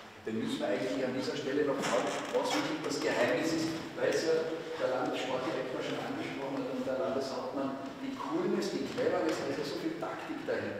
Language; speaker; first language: German; native; German